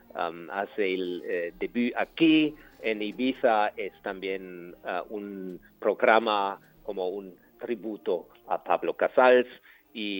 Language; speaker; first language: Spanish; non-native, learner; German